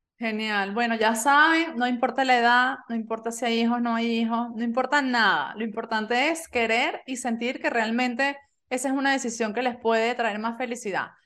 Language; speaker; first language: Spanish; native; Spanish